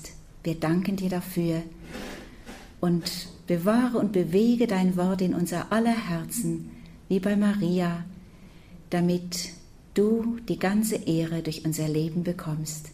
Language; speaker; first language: German; native; German